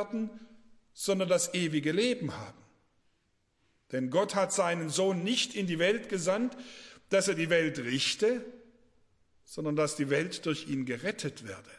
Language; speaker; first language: German; native; German